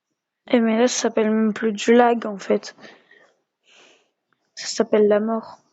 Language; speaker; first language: French; native; French